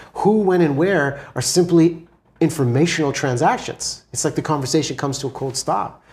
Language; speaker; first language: English; native; English